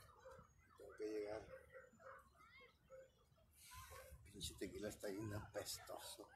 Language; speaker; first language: Spanish; native; Spanish